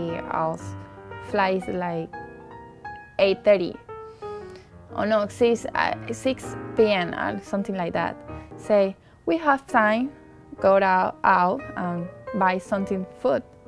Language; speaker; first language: English; non-native, learner; Spanish